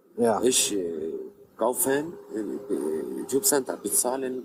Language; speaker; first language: German; non-native, learner; Arabic